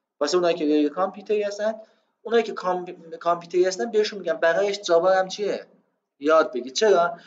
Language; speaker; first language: Persian; non-native, local second language; Azerbaijani